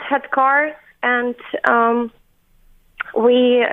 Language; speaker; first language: English; non-native, fluent; Ukrainian